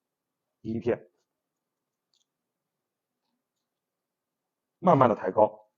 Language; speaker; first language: Chinese; native; Chinese